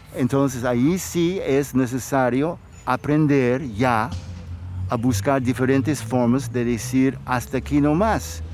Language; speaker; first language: Spanish; non-native, fluent; English